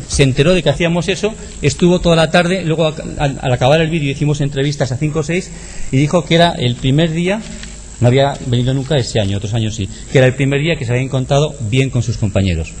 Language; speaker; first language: Spanish; native; Spanish